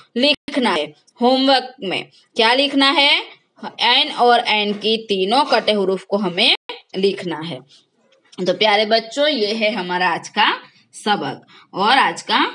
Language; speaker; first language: Hindi; non-native, local second language; Gujarati